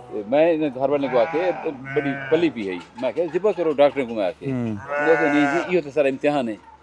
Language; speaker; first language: Hindi; non-native, local second language; Punjabi